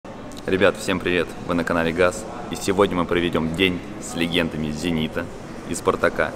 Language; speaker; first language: Russian; native; Russian